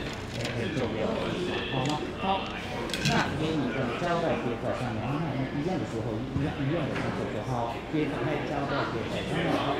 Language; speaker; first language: Chinese; non-native, learner; Japanese